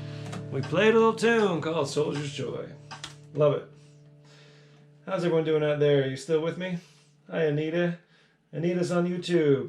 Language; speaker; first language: English; native; English